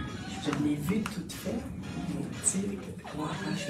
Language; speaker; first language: French; native; French